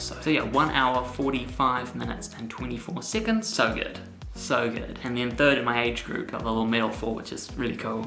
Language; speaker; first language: English; native; English